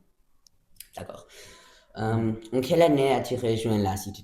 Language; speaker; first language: French; non-native, local second language; English